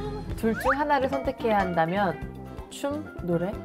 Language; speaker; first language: Korean; native; Korean